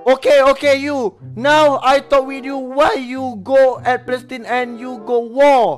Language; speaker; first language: English; non-native, learner; Malay